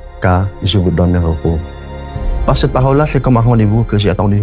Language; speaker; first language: French; non-native, fluent; Khmer